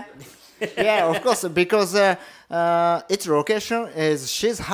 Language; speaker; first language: English; non-native, learner; Japanese